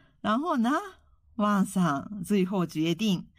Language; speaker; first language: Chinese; non-native, fluent; Japanese